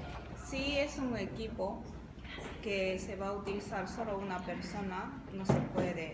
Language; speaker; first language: Spanish; non-native, fluent; Japanese